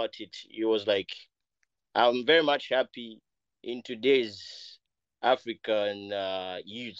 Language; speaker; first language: English; non-native, local second language; Bemba